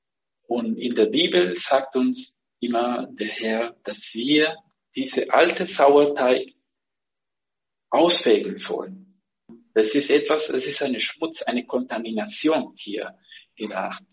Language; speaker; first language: German; non-native, fluent; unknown